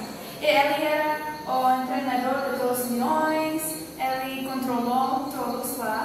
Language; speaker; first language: Portuguese; non-native, learner; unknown